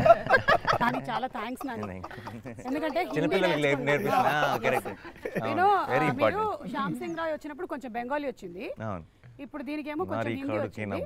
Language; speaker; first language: Telugu; native; Telugu